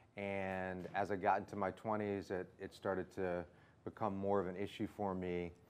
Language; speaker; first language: English; native; English